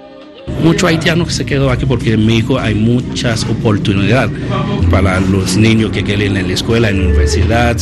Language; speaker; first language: Spanish; non-native, learner; Haitian Creole